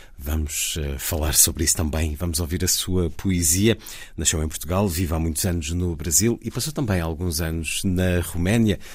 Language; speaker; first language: Portuguese; native; Portuguese